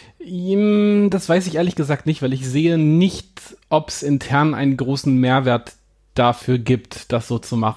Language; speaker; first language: German; native; German